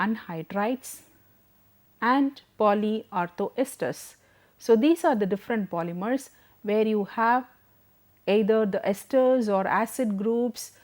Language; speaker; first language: English; non-native, local second language; Tamil